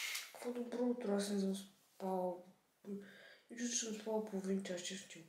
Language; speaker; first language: Bulgarian; native; Bulgarian